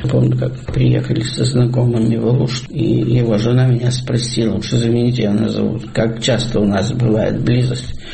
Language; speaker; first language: Russian; native; Russian